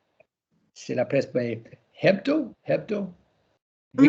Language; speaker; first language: French; non-native, learner; English